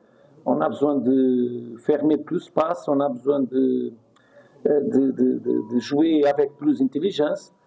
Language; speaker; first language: French; non-native, fluent; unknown